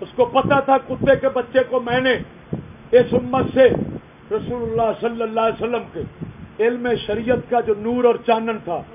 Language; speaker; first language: Urdu; non-native, local second language; Punjabi